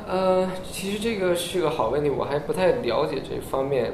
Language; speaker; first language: Chinese; early bilingual, heritage; Chinese